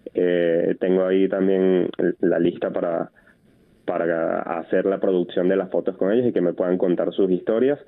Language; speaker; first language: Spanish; native; Spanish